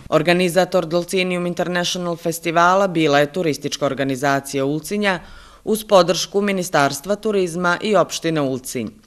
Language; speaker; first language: Bosnian; non-native, local second language; Albanian